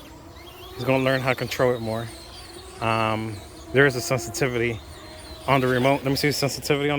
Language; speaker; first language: English; native; English